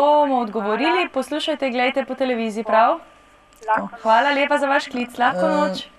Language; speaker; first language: Slovenian; native; Slovenian